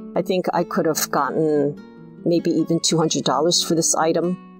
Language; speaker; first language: English; native; English